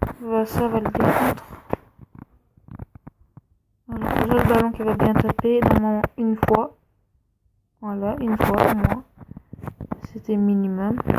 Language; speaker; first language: French; native; French